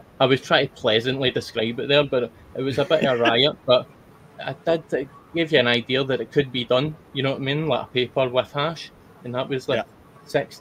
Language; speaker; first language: English; native; English